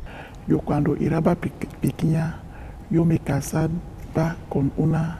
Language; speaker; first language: Spanish; non-native, learner; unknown